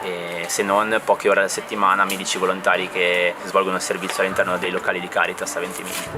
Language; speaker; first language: Italian; native; Italian